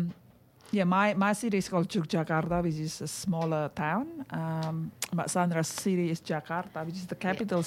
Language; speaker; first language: English; non-native, fluent; Indonesian